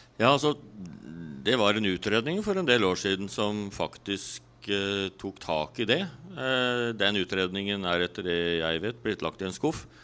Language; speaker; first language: Norwegian; native; Norwegian